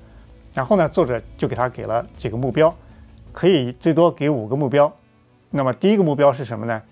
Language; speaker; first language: Chinese; native; Chinese